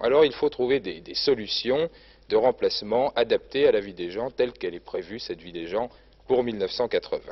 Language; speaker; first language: French; native; French